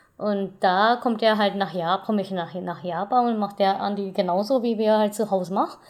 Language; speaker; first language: German; non-native, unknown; Japanese